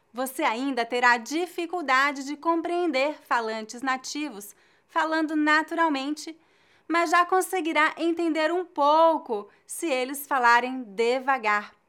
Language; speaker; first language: Portuguese; native; Portuguese